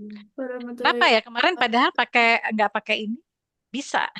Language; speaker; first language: Indonesian; non-native, local second language; Sundanese